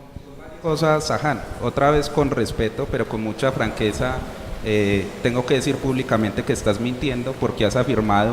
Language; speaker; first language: Spanish; native; Spanish